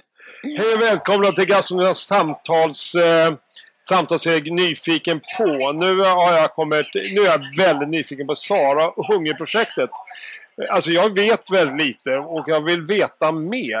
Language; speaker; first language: Swedish; native; Swedish